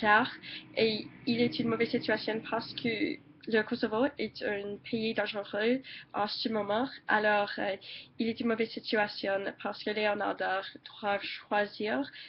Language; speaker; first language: French; non-native, learner; English